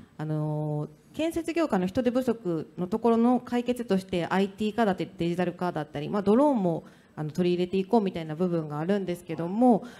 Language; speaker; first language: Japanese; native; Japanese